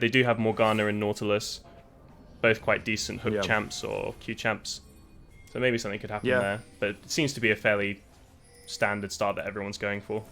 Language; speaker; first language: English; native; English